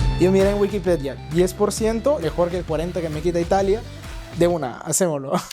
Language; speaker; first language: Spanish; non-native, fluent; Italian